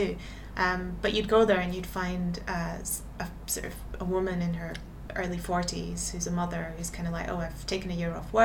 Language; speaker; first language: English; native; English